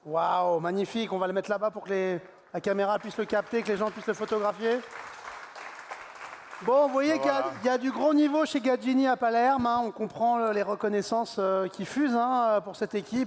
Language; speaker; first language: French; native; French